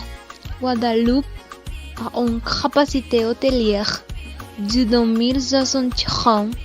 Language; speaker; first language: French; non-native, learner; Spanish